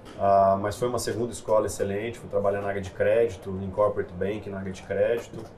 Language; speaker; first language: Portuguese; native; Portuguese